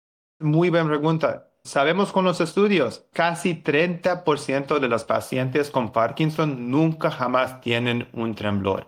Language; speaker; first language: Spanish; non-native, learner; English